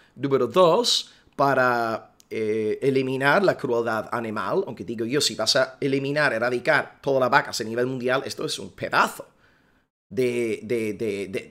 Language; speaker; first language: Spanish; non-native, fluent; English